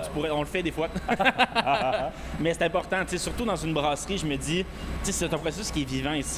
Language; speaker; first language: French; native; French